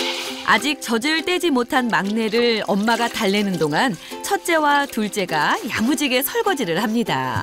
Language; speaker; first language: Korean; native; Korean